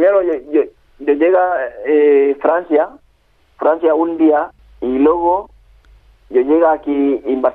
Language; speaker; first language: Spanish; non-native, learner; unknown